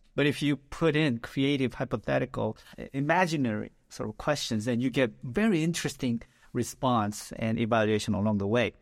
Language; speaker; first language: English; non-native, fluent; Korean